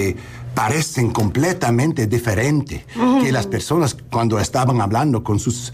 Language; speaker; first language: Spanish; non-native, learner; English